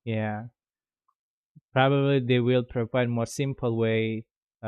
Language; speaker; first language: English; non-native, fluent; Indonesian